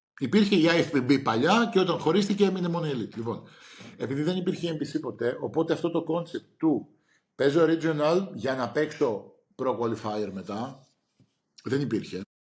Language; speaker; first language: Greek; native; Greek